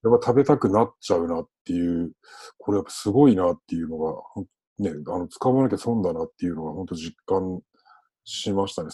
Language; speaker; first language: Japanese; native; Japanese